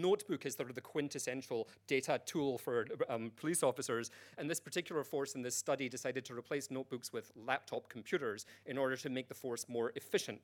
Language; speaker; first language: English; native; English